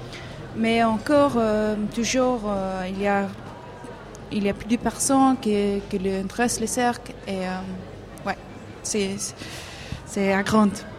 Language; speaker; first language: French; non-native, fluent; Hebrew